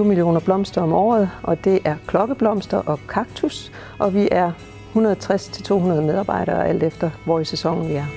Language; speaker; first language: Danish; native; Danish